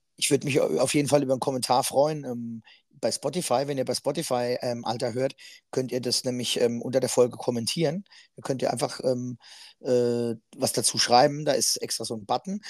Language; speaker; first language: German; native; German